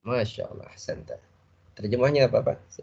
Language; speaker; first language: Indonesian; native; Indonesian